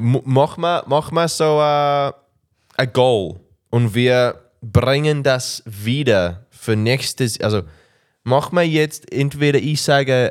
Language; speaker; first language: German; non-native, learner; English